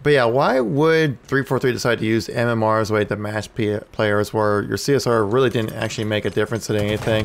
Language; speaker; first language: English; native; English